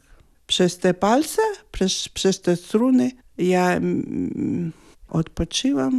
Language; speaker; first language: Polish; non-native, learner; Lithuanian